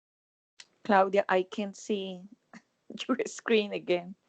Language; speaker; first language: English; non-native, learner; Spanish